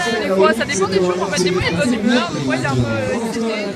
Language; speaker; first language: French; native; French